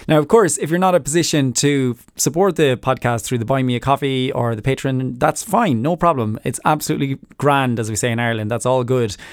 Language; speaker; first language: English; native; English